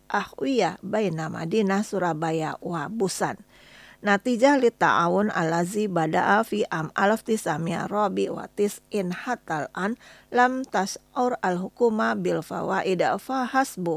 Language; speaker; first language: Arabic; non-native, learner; Indonesian